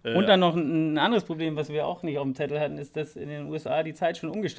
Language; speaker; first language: German; native; German